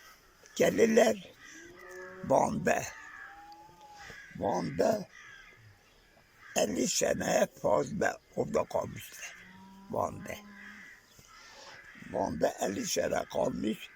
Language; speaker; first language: Turkish; non-native, local second language; Kurdish